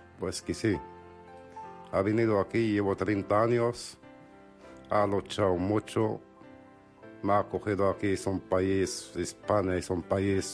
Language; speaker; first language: Spanish; non-native, fluent; Arabic